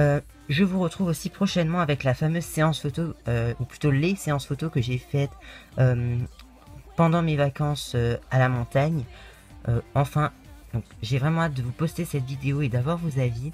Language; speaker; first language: French; native; French